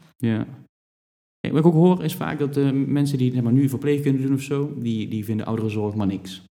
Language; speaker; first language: Dutch; native; Dutch